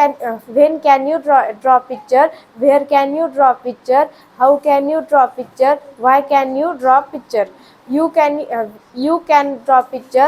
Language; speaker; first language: English; non-native, learner; Marathi